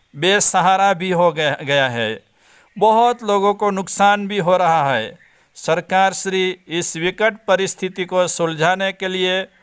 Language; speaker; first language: Hindi; non-native, local second language; Gujarati